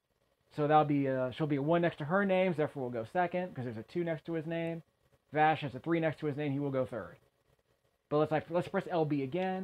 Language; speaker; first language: English; native; English